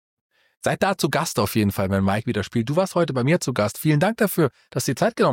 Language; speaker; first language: German; native; German